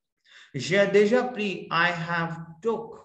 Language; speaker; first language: French; non-native, fluent; Hindi